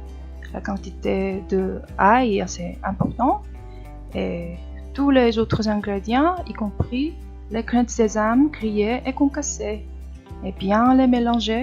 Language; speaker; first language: French; non-native, fluent; Korean